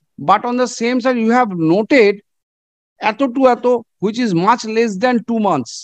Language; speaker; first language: English; non-native, local second language; Bangla